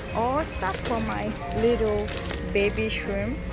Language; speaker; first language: English; non-native, learner; Thai